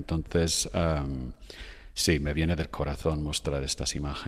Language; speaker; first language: Spanish; non-native, fluent; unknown